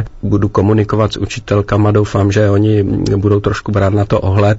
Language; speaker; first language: Czech; native; Czech